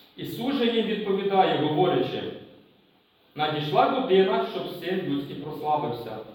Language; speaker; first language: Ukrainian; native; Ukrainian